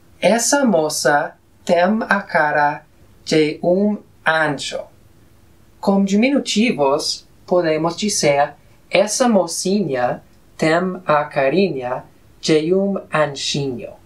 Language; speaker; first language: Portuguese; non-native, fluent; Spanish